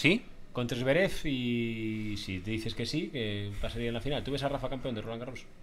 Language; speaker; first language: Spanish; native; Spanish